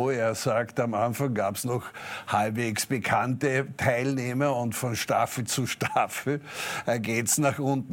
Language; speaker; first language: German; native; German